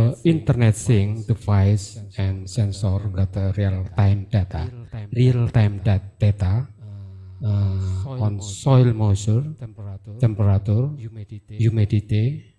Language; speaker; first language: English; non-native, learner; Indonesian